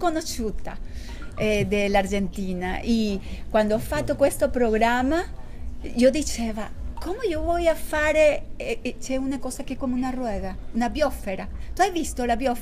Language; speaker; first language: Italian; non-native, learner; Spanish